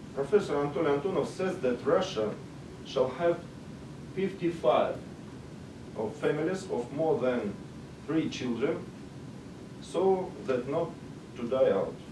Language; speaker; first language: English; non-native, learner; Russian